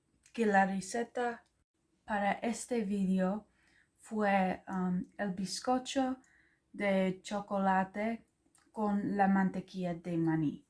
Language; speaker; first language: Spanish; non-native, learner; English